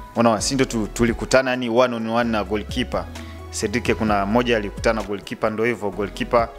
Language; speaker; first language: Swahili; native; Swahili